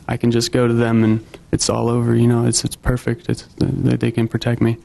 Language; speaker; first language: English; native; English